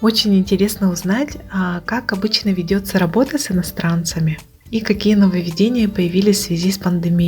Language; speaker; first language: Russian; native; Russian